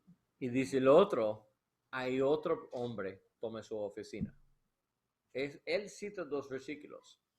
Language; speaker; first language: Spanish; non-native, learner; English